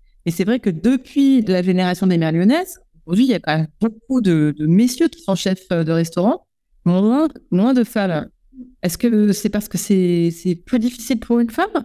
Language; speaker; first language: French; native; French